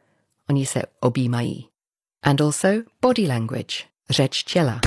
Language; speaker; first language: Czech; non-native, learner; English